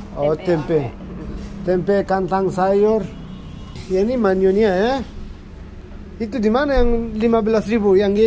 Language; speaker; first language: Indonesian; non-native, learner; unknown